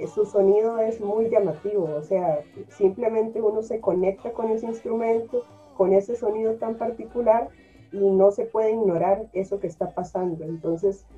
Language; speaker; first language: Spanish; native; Spanish